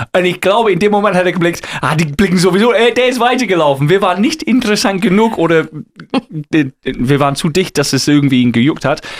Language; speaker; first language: German; non-native, fluent; English